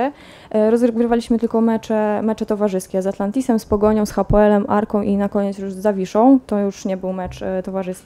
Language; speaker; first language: Polish; native; Polish